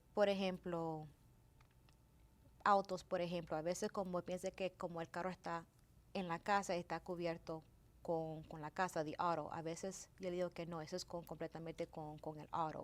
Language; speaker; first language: Spanish; early bilingual, heritage; Spanish